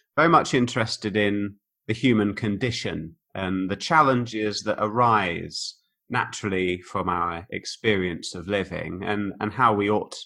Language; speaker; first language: English; native; English